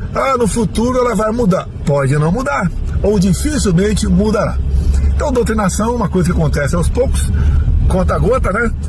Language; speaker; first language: Portuguese; native; Portuguese